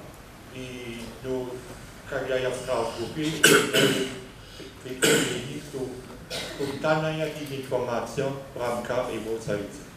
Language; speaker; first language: Russian; non-native, fluent; French